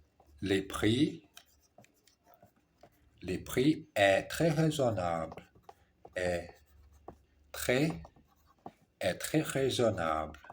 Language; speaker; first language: French; non-native, learner; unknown